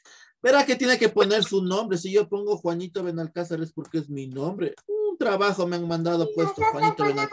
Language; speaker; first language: Spanish; native; Spanish